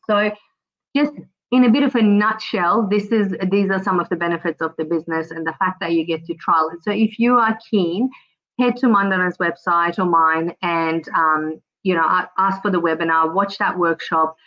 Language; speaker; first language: English; early bilingual, other home language; Persian